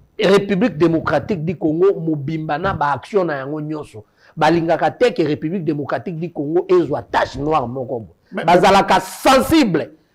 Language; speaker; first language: Lingala; native; Lingala